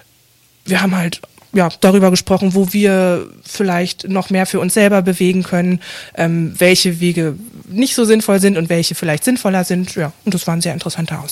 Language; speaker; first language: German; native; German